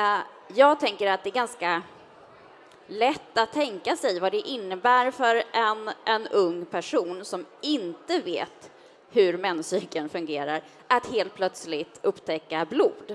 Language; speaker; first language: Swedish; native; Swedish